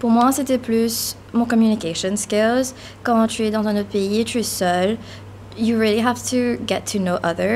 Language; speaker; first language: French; non-native, local second language; Morisyen